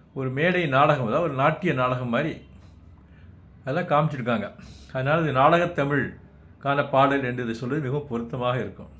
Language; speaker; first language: Tamil; native; Tamil